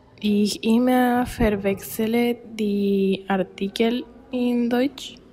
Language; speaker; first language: German; non-native, learner; Spanish